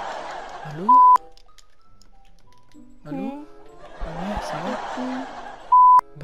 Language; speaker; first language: French; native; French